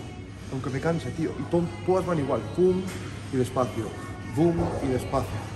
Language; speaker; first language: Spanish; native; Spanish